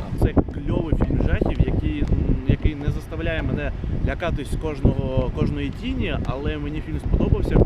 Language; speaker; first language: Ukrainian; non-native, local second language; Russian